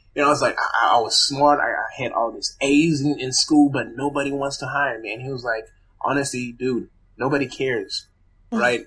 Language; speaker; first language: English; early bilingual, other home language; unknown